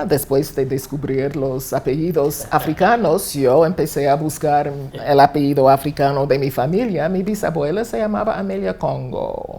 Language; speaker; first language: Spanish; non-native, fluent; English